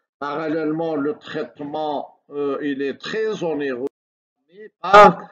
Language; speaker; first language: French; non-native, local second language; Arabic